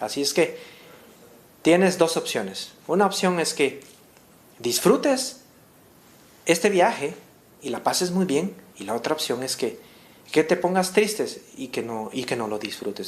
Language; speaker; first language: Spanish; native; Spanish